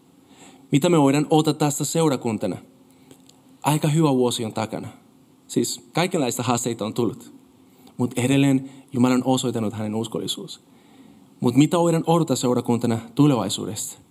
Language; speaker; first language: Finnish; non-native, fluent; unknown